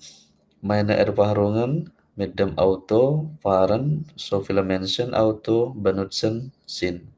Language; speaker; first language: German; non-native, learner; Indonesian